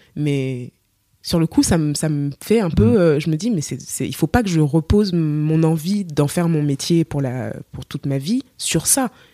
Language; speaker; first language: French; native; French